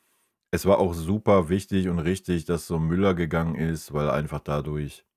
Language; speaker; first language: German; native; German